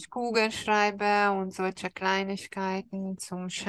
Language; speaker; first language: German; non-native, fluent; Hungarian